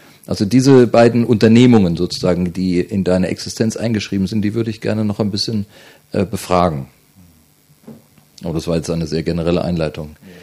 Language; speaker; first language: German; native; German